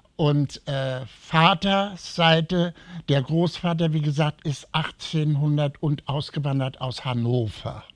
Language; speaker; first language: German; native; German